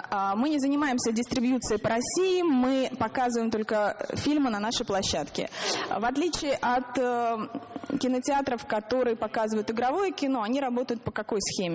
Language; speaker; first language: Russian; native; Russian